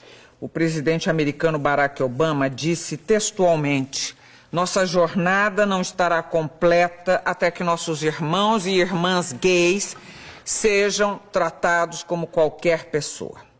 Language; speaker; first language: Portuguese; native; Portuguese